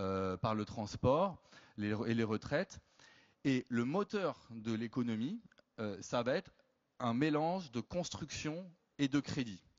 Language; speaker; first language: French; native; French